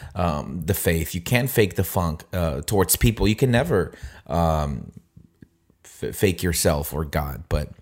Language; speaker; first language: English; non-native, fluent; Spanish